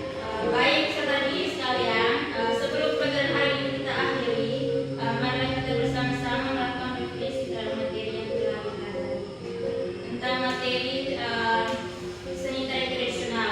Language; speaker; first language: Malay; non-native, local second language; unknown